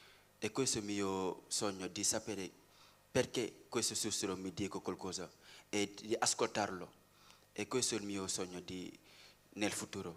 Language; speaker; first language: Italian; non-native, learner; Wolof